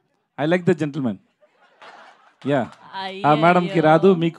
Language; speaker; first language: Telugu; non-native, learner; Tamil